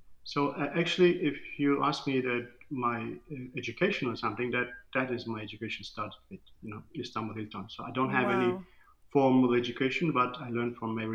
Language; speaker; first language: English; non-native, fluent; Turkish